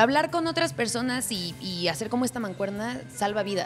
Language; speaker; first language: Spanish; native; Spanish